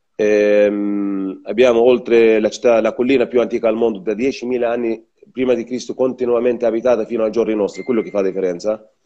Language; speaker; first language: Italian; non-native, fluent; Arabic